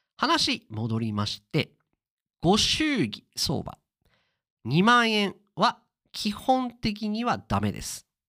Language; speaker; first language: Japanese; native; Japanese